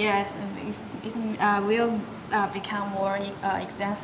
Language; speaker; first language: English; non-native, learner; Chinese